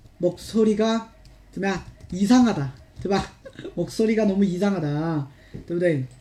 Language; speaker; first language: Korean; non-native, fluent; Chinese